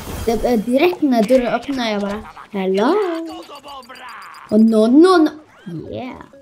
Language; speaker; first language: Swedish; early bilingual, other home language; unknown